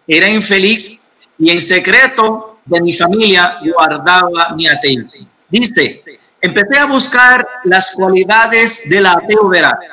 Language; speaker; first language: Spanish; non-native, fluent; Arabic